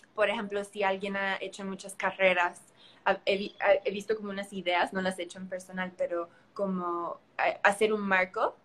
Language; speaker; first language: Spanish; early bilingual, heritage; Spanish